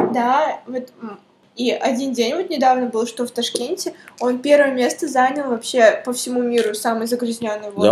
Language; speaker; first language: Russian; native; Russian